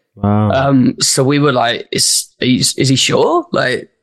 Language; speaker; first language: English; native; English